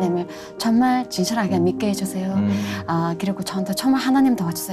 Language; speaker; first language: Korean; non-native, fluent; Mongolian